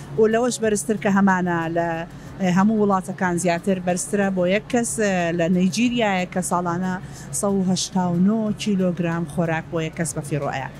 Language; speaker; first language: Central Kurdish; native; Central Kurdish